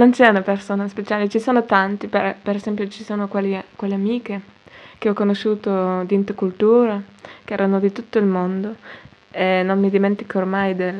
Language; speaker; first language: Italian; non-native, fluent; German